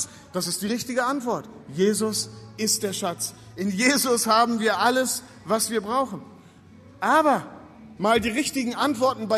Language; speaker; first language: German; native; German